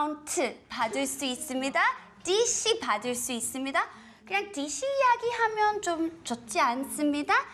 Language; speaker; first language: Korean; non-native, learner; English